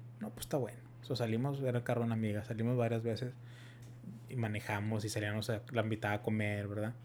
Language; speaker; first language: Spanish; early bilingual, heritage; Spanish